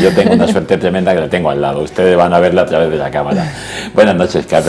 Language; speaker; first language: Spanish; native; Spanish